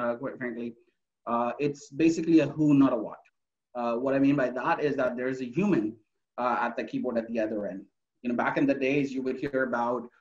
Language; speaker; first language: English; non-native, local second language; Urdu